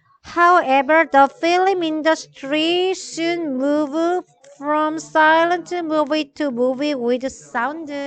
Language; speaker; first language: English; non-native, fluent; Korean